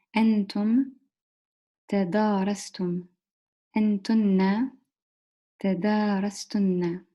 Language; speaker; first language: Arabic; non-native, learner; English